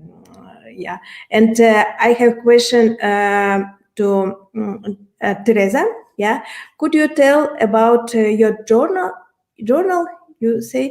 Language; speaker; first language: English; non-native, learner; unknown